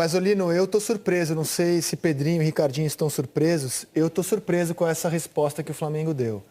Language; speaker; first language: Portuguese; native; Portuguese